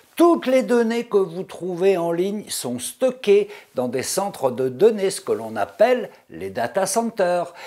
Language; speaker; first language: French; native; French